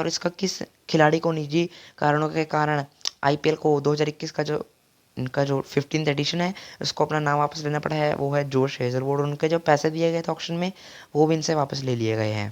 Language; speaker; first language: Hindi; native; Hindi